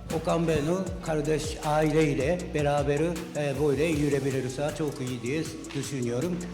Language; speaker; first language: Turkish; non-native, learner; Japanese